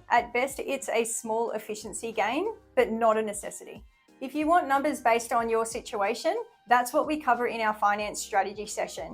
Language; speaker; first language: English; native; English